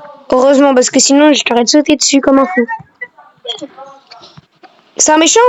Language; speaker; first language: French; native; French